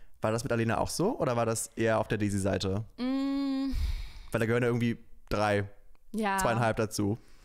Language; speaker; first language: German; native; German